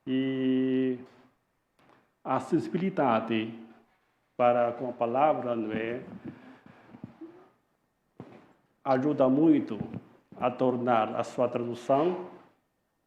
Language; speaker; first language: Portuguese; non-native, fluent; Chinese